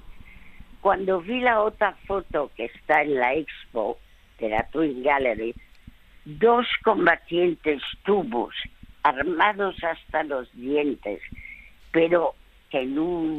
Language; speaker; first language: Spanish; early bilingual, other home language; French